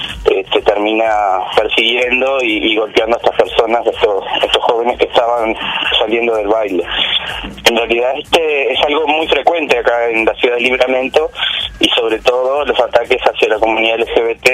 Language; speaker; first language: Spanish; native; Spanish